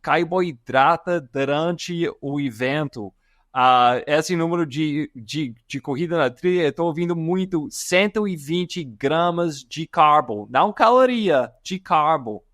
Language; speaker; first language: Portuguese; non-native, fluent; English